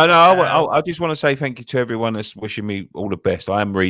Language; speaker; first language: English; native; English